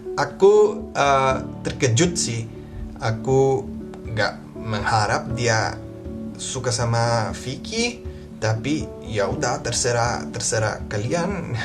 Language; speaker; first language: Indonesian; non-native, fluent; Portuguese